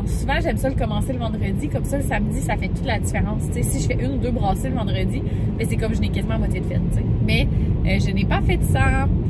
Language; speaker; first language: French; native; French